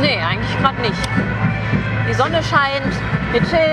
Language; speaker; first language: German; native; German